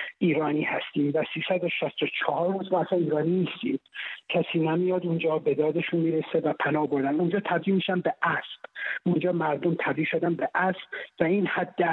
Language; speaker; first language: Persian; non-native, local second language; Central Kurdish